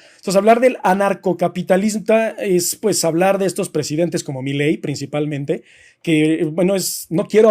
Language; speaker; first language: Spanish; native; Spanish